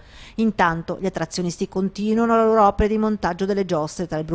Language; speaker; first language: Italian; native; Italian